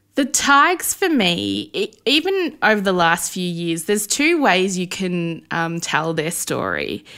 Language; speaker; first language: English; native; English